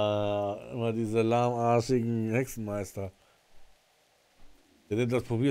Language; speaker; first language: German; native; German